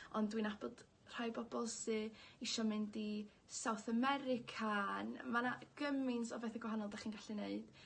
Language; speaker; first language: Welsh; native; Welsh